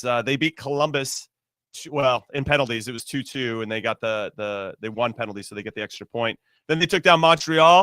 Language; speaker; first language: English; native; English